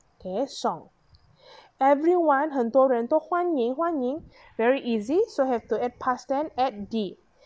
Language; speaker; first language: English; non-native, local second language; Chinese